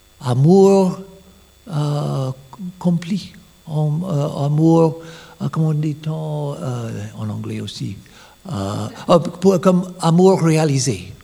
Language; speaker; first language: French; non-native, fluent; English